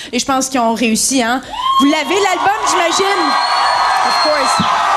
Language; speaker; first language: French; native; French